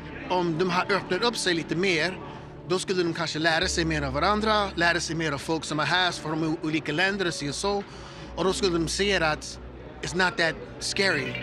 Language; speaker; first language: Swedish; non-native, fluent; English